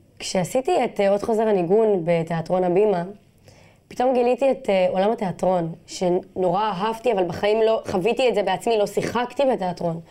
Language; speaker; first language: Hebrew; non-native, local second language; Arabic